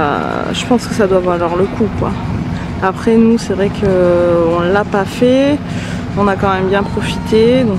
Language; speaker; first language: French; native; French